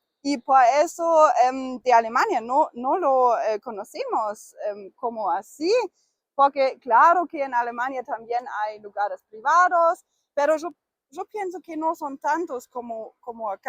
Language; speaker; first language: Spanish; non-native, fluent; German